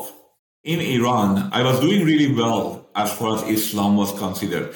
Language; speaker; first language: English; non-native, fluent; Persian